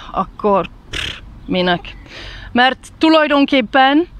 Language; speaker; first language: Hungarian; early bilingual, heritage; Hungarian